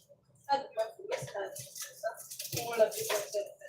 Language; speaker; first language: Arabic; non-native, learner; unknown